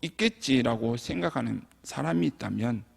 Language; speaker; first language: Korean; native; Korean